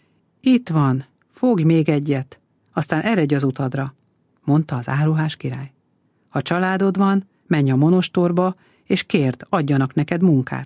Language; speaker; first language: Hungarian; native; Hungarian